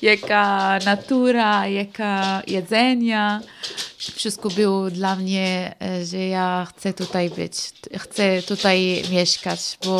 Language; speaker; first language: Polish; non-native, learner; Arabic